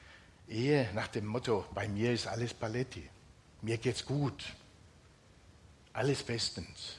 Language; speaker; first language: German; non-native, fluent; Finnish